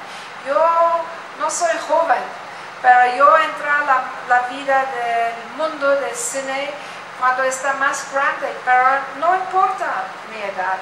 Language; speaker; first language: Spanish; non-native, learner; English